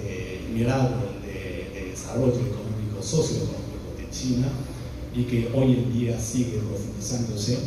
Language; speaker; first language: Spanish; non-native, fluent; Chinese